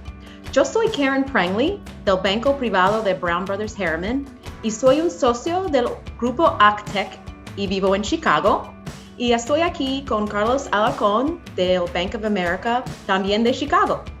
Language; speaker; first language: Spanish; non-native, learner; English